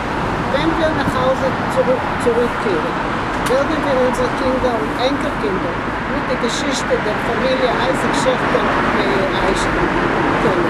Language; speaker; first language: German; early bilingual, heritage; Hebrew